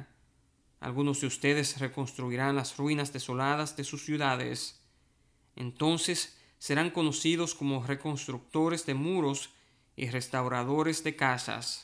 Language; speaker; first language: Spanish; native; Spanish